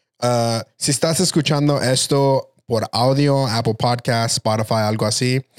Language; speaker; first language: Spanish; early bilingual, heritage; Spanish